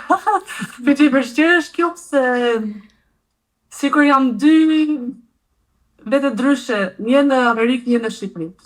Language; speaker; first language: Albanian; early bilingual, heritage; Albanian